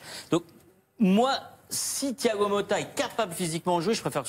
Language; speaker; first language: French; native; French